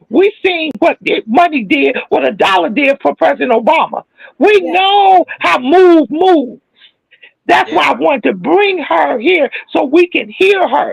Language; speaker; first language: English; native; English